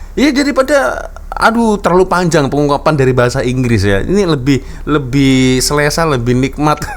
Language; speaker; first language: Malay; native; Malay